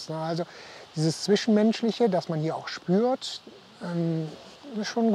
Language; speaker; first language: German; native; German